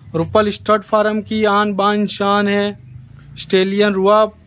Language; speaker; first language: Hindi; non-native, local second language; Gujarati